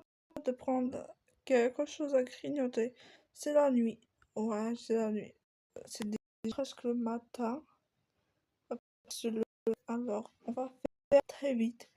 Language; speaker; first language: French; native; French